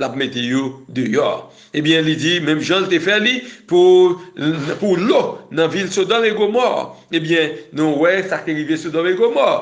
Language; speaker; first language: French; non-native, local second language; Haitian Creole